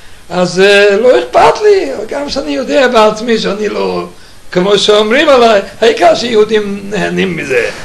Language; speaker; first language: Hebrew; non-native, fluent; Yiddish